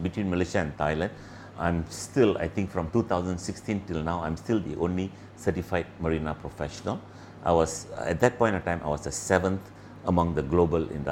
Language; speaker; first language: English; non-native, local second language; Tamil